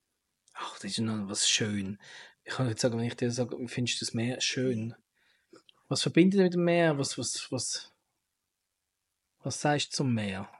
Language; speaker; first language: German; native; German